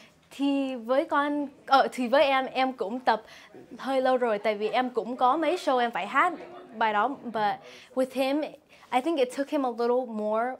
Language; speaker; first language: Vietnamese; early bilingual, heritage; Vietnamese